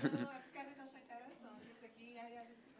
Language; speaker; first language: Portuguese; native; Portuguese